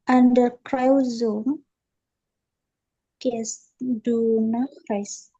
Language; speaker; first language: German; non-native, learner; Indonesian